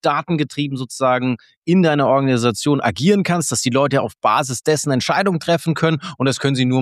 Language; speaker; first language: German; native; German